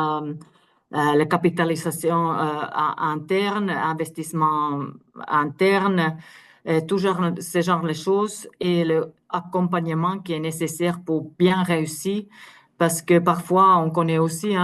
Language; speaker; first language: French; non-native, fluent; Finnish